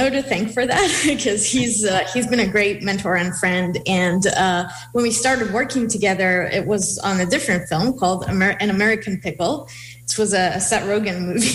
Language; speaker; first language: English; non-native, fluent; Hebrew